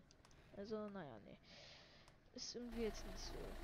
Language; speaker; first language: German; native; German